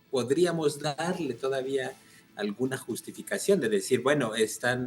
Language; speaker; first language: Spanish; native; Spanish